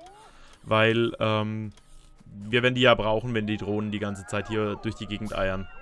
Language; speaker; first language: German; native; German